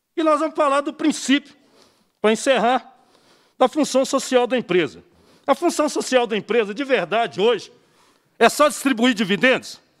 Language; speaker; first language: Portuguese; native; Portuguese